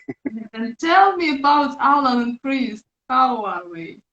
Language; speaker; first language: English; non-native, learner; Russian